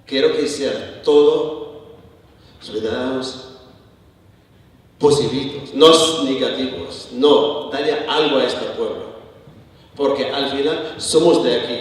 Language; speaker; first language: Spanish; non-native, learner; Arabic